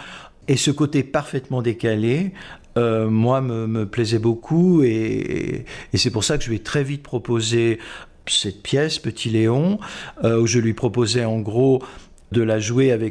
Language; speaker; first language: French; native; French